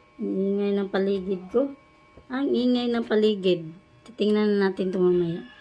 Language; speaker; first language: Filipino; native; Filipino